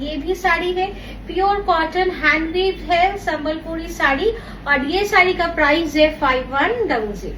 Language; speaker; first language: Hindi; non-native, local second language; Bangla